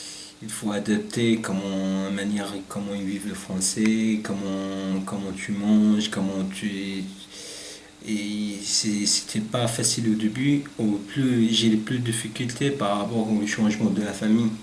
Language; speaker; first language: French; non-native, learner; Arabic